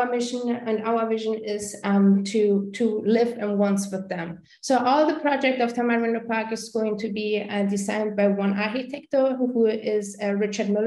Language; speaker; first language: English; non-native, fluent; German